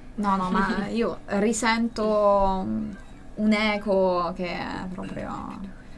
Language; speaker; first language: Italian; native; Italian